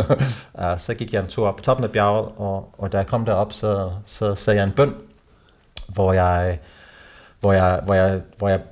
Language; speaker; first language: Danish; non-native, fluent; English